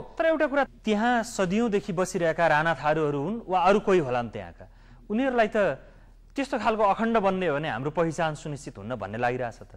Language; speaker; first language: Nepali; native; Nepali